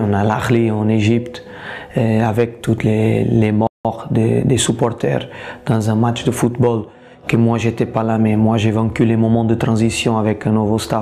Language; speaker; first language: French; non-native, fluent; Portuguese